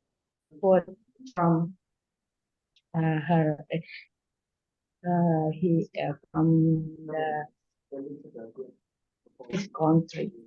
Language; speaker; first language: English; non-native, learner; Indonesian